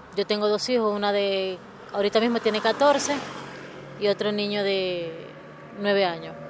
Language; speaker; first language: Spanish; native; Spanish